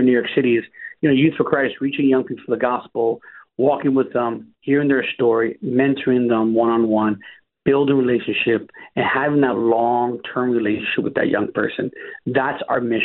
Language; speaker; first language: English; native; English